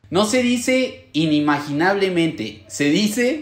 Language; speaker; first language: Spanish; native; Spanish